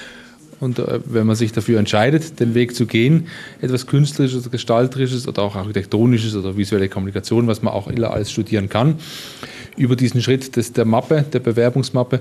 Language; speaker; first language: German; native; German